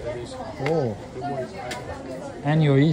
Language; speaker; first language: Chinese; non-native, learner; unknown